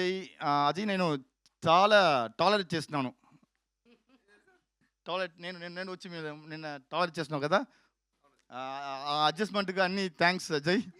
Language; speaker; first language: Telugu; non-native, learner; Tamil